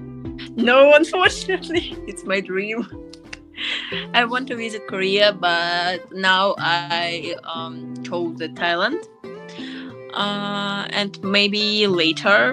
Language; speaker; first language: English; non-native, learner; Russian